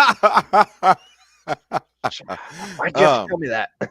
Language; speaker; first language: English; native; English